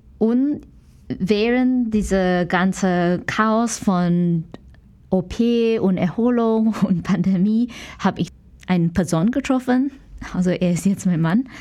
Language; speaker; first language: German; non-native, fluent; Chinese